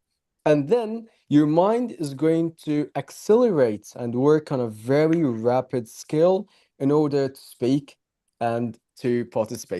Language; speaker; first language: English; non-native, fluent; Arabic